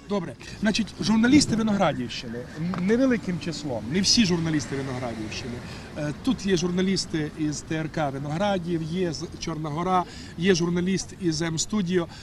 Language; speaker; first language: Ukrainian; native; Ukrainian